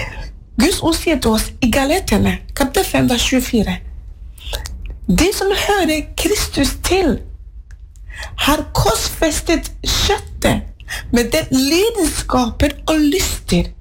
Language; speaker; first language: Norwegian; non-native, fluent; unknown